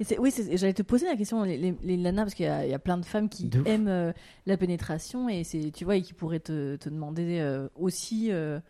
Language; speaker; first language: French; native; French